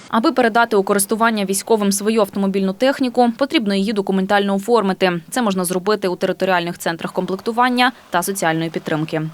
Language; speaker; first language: Ukrainian; native; Ukrainian